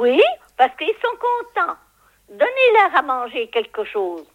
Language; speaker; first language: French; native; French